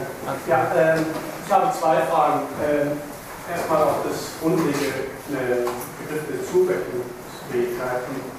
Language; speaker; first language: German; non-native, fluent; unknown